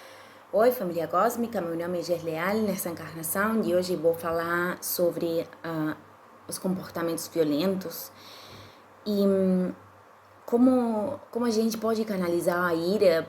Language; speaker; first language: Portuguese; non-native, fluent; Spanish